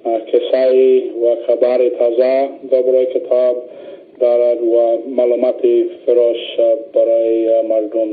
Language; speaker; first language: Persian; non-native, learner; English